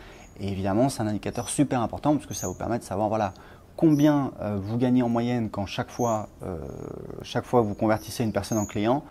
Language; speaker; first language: French; native; French